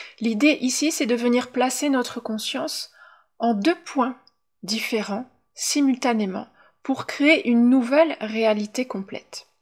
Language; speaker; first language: French; native; French